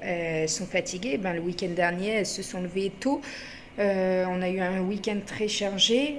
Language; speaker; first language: French; native; French